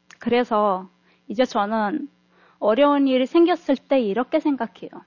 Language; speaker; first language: Korean; non-native, fluent; Turkmen